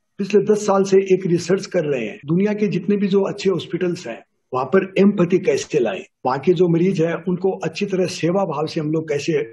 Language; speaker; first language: Hindi; native; Hindi